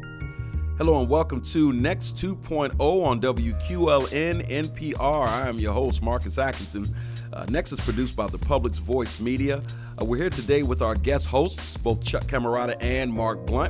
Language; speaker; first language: English; native; English